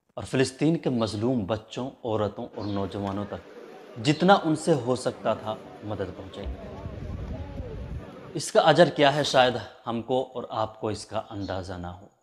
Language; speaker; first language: Hindi; native; Hindi